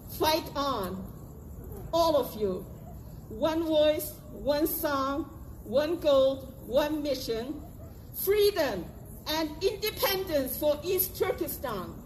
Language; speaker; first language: English; non-native, fluent; Uyghur